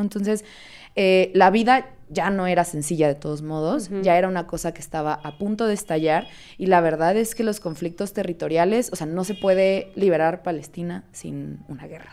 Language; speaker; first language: Spanish; native; Spanish